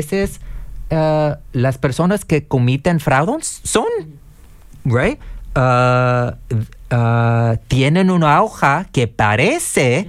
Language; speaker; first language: Spanish; non-native, learner; English